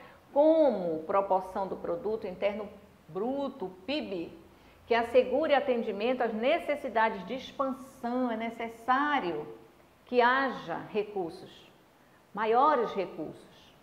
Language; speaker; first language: Portuguese; native; Portuguese